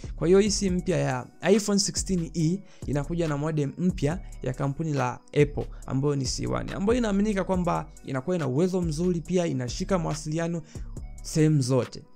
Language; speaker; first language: Swahili; native; Swahili